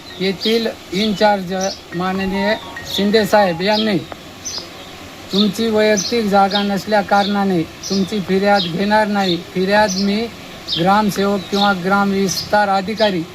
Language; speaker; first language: Marathi; non-native, local second language; Lambadi